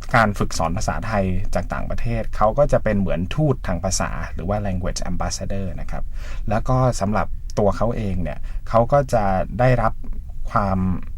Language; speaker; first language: Thai; native; Thai